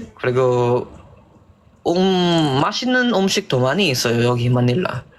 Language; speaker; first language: Korean; non-native, learner; Filipino